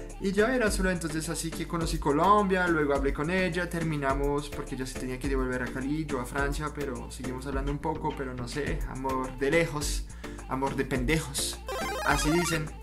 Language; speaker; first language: Spanish; non-native, fluent; French